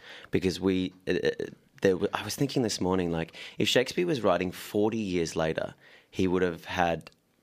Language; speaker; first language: English; native; English